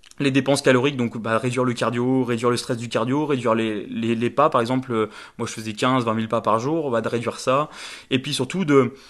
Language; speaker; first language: French; native; French